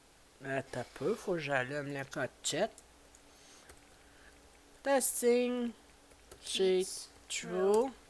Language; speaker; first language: French; native; French